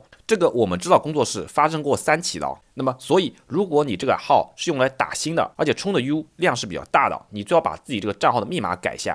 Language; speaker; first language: Chinese; native; Chinese